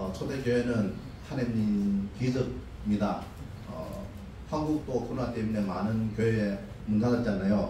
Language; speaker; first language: Korean; non-native, learner; Chinese